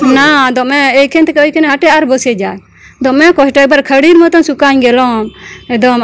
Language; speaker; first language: Bangla; non-native, local second language; Santali